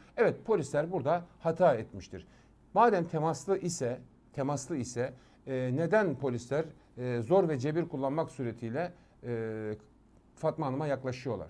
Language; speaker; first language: Turkish; native; Turkish